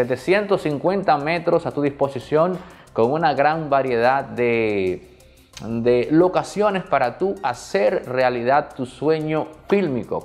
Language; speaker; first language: Spanish; native; Spanish